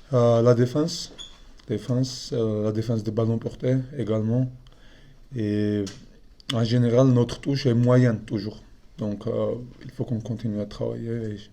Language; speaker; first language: French; non-native, fluent; Georgian